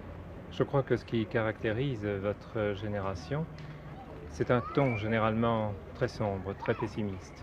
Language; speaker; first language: French; native; French